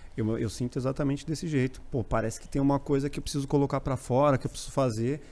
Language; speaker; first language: Portuguese; native; Portuguese